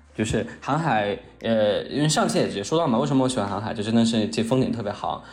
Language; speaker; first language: Chinese; native; Chinese